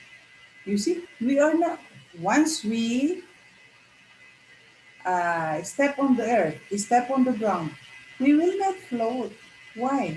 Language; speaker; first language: English; non-native, local second language; Filipino